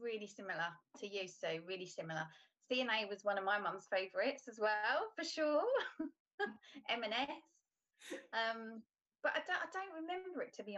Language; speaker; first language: English; native; English